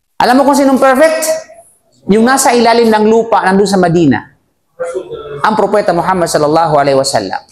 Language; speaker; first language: Filipino; non-native, local second language; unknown